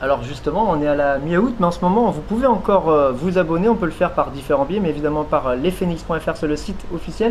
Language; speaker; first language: French; native; French